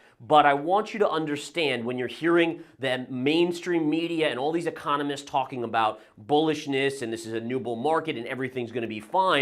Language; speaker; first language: English; native; English